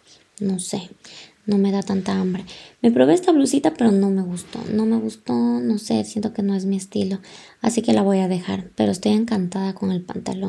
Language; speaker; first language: Spanish; native; Spanish